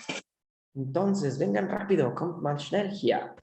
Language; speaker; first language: German; non-native, learner; Spanish